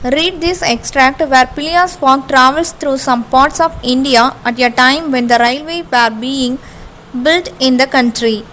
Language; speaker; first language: English; non-native, local second language; Tamil